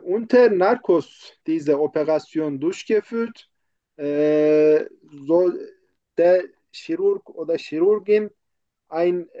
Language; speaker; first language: German; non-native, fluent; Turkish